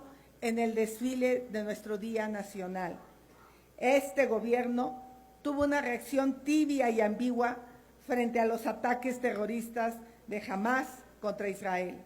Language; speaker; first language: Spanish; native; Spanish